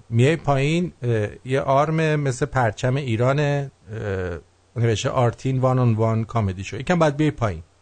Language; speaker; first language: Persian; native; Persian